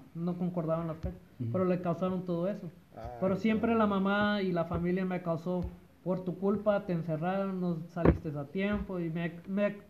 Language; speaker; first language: Spanish; early bilingual, heritage; Spanish